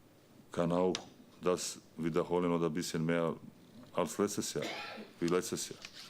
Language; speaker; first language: German; non-native, learner; Bosnian